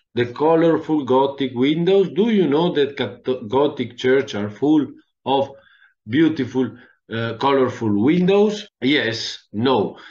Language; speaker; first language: English; non-native, fluent; Italian